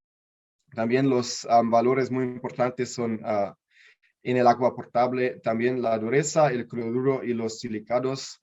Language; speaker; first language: Spanish; non-native, learner; German